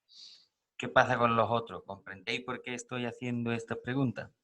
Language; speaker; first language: Spanish; native; Spanish